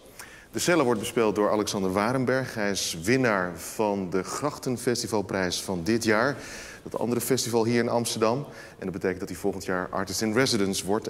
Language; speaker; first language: Dutch; native; Dutch